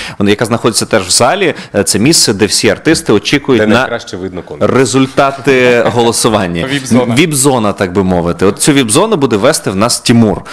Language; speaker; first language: Ukrainian; native; Ukrainian